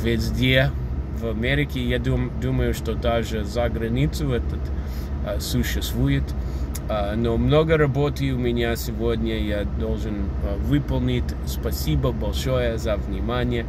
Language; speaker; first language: Russian; non-native, fluent; English